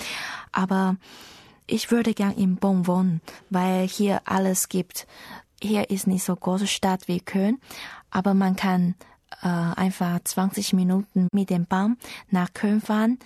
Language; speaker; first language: German; non-native, learner; Chinese